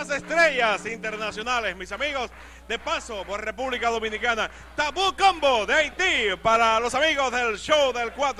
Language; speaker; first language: Spanish; native; Spanish